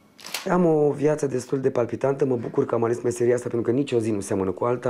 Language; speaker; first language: Romanian; native; Romanian